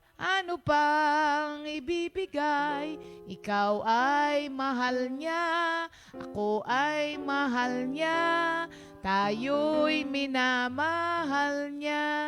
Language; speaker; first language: Filipino; non-native, local second language; Pampanga